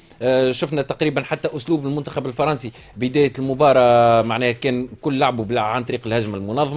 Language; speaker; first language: Arabic; native; Arabic